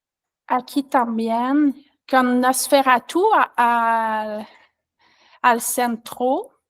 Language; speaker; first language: Spanish; non-native, learner; French